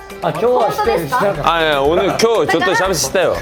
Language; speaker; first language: Japanese; non-native, learner; Korean